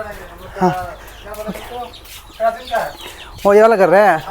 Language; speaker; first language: Hindi; non-native, local second language; Kannada